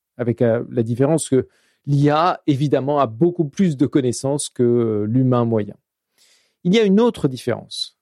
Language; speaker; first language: French; native; French